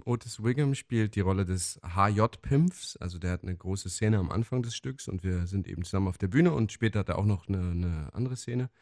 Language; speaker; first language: German; native; German